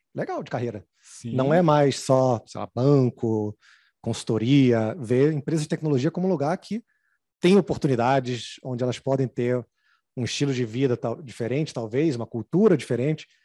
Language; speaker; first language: Portuguese; native; Portuguese